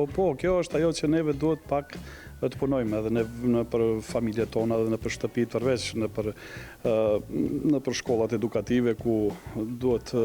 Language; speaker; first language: Albanian; native; Albanian